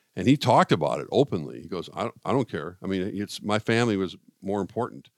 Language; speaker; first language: English; native; English